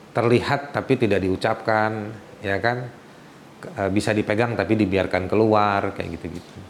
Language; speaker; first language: Indonesian; native; Indonesian